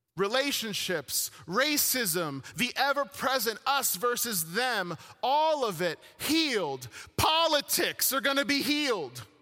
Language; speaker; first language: English; early bilingual, other home language; Arabic